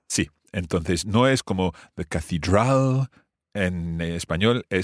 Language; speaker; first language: Spanish; non-native, fluent; English